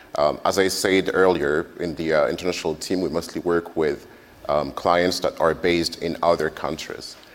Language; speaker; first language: English; non-native, fluent; French